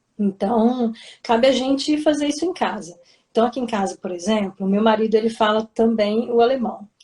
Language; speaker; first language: Portuguese; native; Portuguese